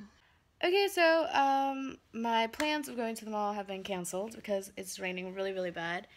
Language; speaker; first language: English; native; English